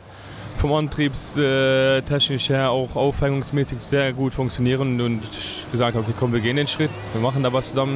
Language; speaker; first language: German; native; German